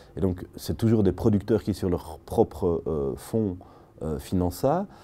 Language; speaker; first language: French; native; French